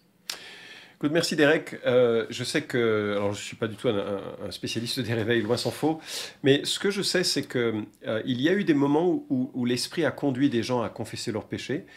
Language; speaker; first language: French; native; French